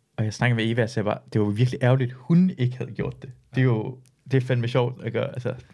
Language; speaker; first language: Danish; early bilingual, other home language; Persian